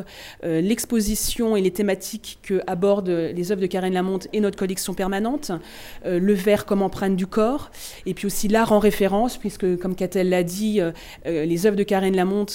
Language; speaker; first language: French; native; French